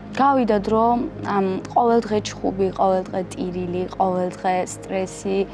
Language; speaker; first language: Georgian; non-native, local second language; Azerbaijani